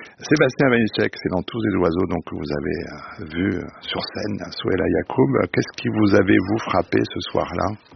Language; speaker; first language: French; native; French